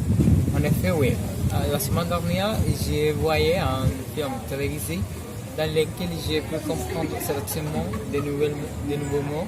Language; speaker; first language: French; non-native, fluent; Spanish